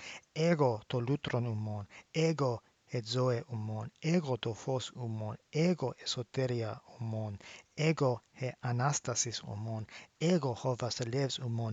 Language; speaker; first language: Greek; non-native, learner; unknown